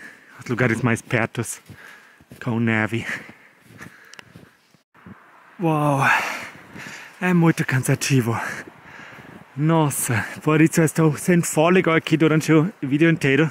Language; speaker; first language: Portuguese; non-native, fluent; German